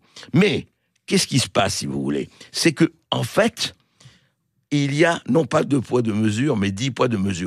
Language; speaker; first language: French; native; French